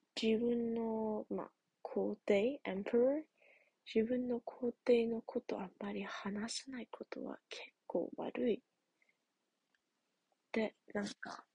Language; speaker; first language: Japanese; non-native, learner; English